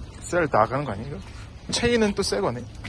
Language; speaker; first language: Korean; native; Korean